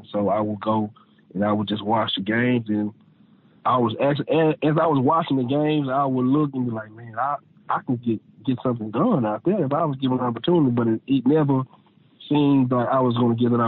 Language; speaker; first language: English; native; English